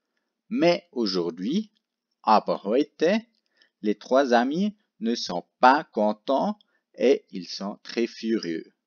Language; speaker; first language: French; non-native, local second language; German